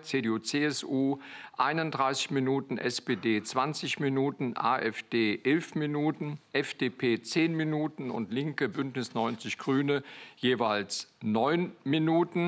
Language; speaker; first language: German; native; German